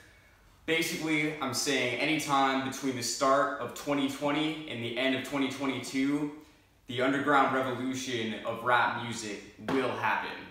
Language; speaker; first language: English; native; English